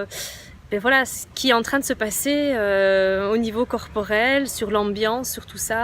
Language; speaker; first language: French; native; French